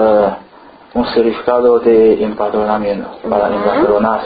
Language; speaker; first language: Spanish; non-native, learner; Chinese